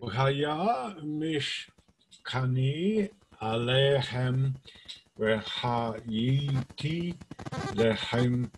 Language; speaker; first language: Hebrew; non-native, learner; English